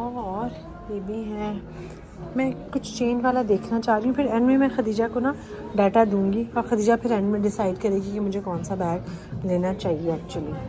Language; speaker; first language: Urdu; non-native, local second language; Punjabi